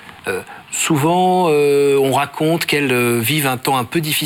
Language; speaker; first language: French; native; French